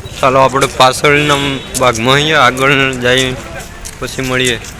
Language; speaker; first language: Gujarati; non-native, local second language; Bhili